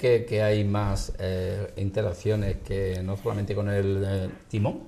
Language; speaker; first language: Spanish; native; Spanish